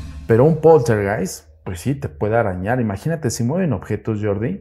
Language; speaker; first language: Spanish; native; Spanish